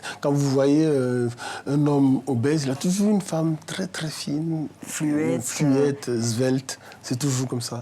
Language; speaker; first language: French; native; French